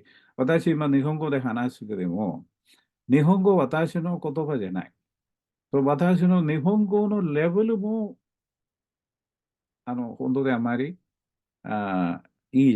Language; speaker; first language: Japanese; non-native, learner; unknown